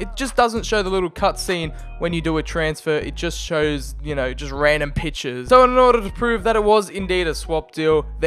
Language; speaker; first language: English; native; English